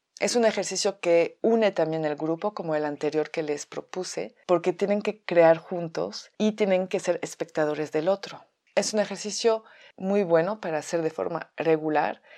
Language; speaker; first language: Spanish; non-native, fluent; French